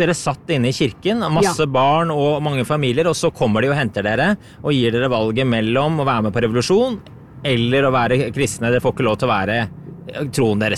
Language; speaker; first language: Norwegian; native; Norwegian